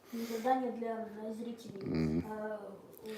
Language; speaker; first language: Russian; non-native, local second language; Chechen